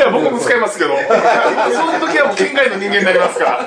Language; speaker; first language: Japanese; native; Japanese